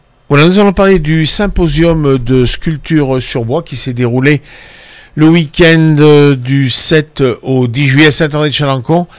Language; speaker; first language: French; native; French